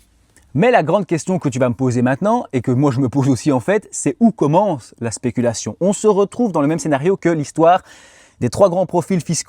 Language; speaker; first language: French; native; French